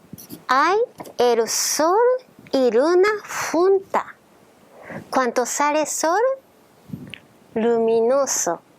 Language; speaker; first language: Spanish; non-native, learner; Japanese